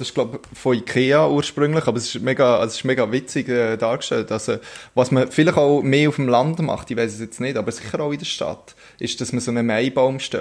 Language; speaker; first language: German; native; German